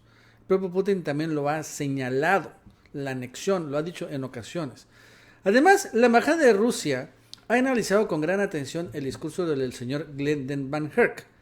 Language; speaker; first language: Spanish; native; Spanish